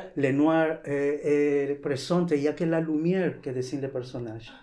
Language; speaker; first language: French; non-native, learner; Spanish